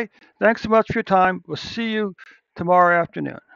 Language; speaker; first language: English; native; English